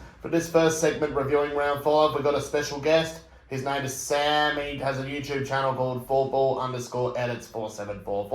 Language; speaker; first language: English; native; English